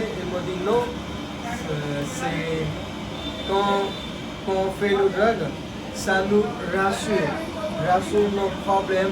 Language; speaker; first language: French; non-native, learner; Hindi